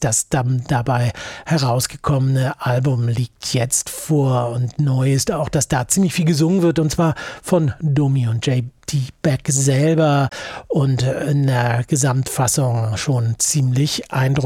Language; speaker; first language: German; native; German